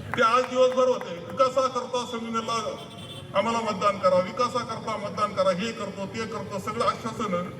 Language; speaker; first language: Marathi; native; Marathi